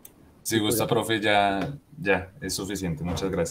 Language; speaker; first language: Spanish; native; Spanish